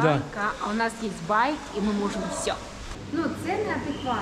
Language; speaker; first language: Russian; native; Russian